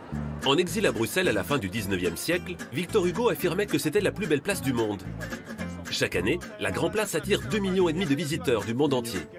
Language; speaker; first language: French; native; French